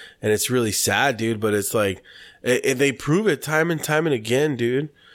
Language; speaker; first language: English; native; English